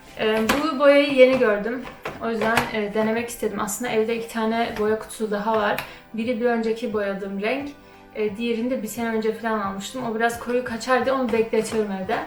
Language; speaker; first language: Turkish; early bilingual, other home language; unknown